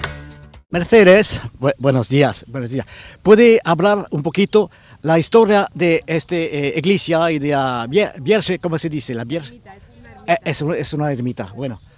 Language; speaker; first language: Spanish; non-native, learner; French